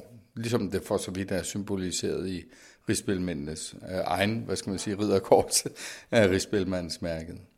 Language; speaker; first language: Danish; native; Danish